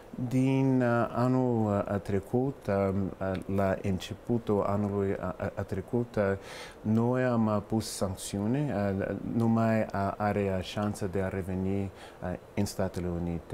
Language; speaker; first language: Romanian; non-native, fluent; English